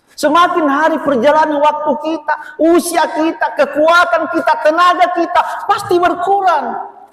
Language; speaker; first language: Malay; non-native, local second language; Buginese